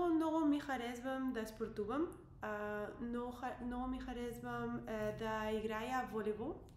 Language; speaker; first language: Bulgarian; non-native, learner; English